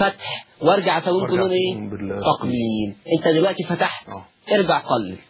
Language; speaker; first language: Arabic; native; Arabic